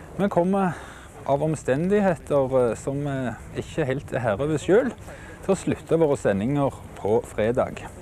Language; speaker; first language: Norwegian; native; Norwegian